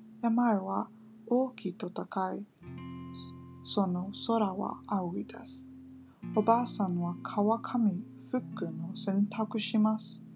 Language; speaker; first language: Japanese; non-native, learner; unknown